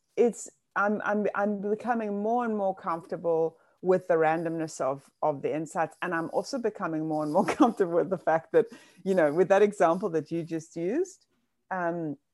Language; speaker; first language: English; native; English